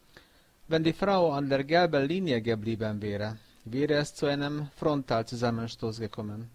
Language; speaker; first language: German; non-native, fluent; Hungarian